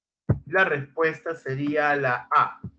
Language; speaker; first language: Spanish; native; Spanish